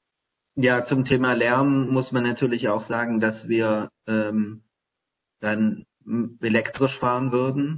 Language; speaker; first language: German; native; German